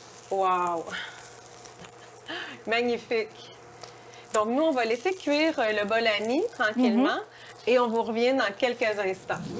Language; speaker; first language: French; native; French